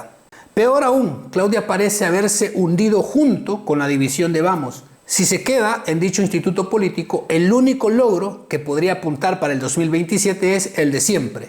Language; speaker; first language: Spanish; native; Spanish